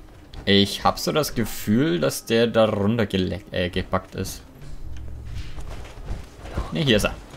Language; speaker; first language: German; native; German